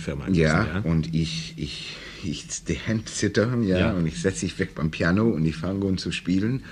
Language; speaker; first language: German; non-native, learner; English